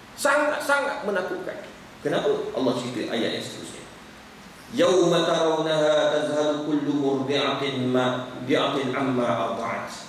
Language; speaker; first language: Malay; native; Malay